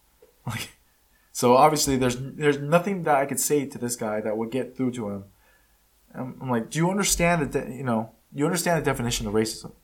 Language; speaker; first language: English; early bilingual, other home language; Spanish